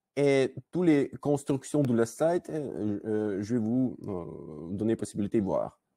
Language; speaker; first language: French; non-native, learner; Russian